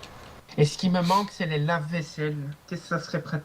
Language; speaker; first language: French; native; French